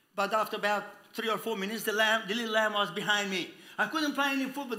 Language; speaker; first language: English; non-native, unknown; Romanian